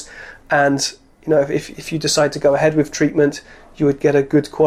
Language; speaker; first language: English; native; English